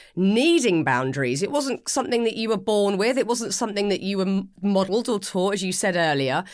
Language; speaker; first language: English; native; English